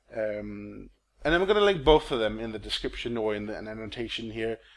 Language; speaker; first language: English; non-native, fluent; Danish